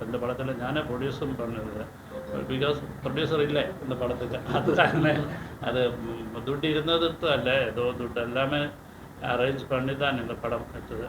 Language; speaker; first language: Tamil; non-native, learner; Malayalam